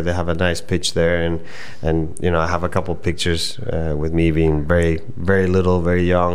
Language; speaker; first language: English; non-native, fluent; Spanish